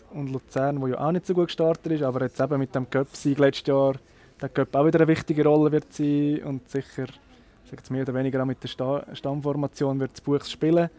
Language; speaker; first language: German; native; German